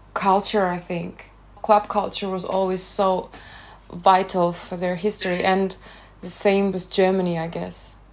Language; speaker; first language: English; non-native, fluent; Russian